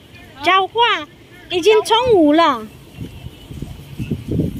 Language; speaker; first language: Chinese; non-native, learner; Filipino